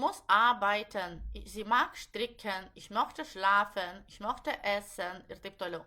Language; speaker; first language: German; non-native, fluent; Lithuanian